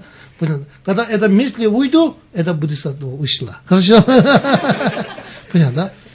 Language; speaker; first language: Russian; non-native, learner; Tibetan